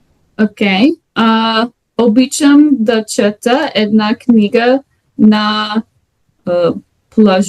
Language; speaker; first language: Bulgarian; non-native, learner; English